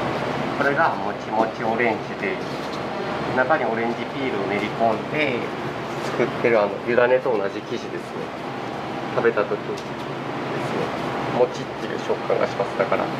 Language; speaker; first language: Japanese; native; Japanese